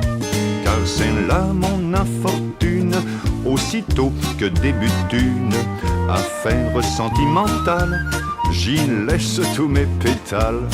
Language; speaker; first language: French; native; French